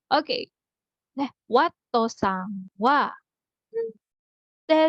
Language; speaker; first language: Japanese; non-native, fluent; Filipino